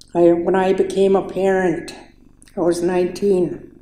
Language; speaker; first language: English; native; English